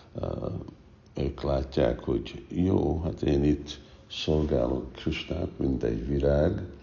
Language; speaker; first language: Hungarian; non-native, fluent; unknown